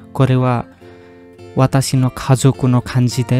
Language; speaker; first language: Japanese; non-native, fluent; Indonesian